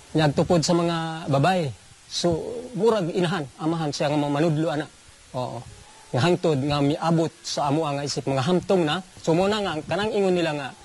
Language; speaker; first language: Cebuano; non-native, local second language; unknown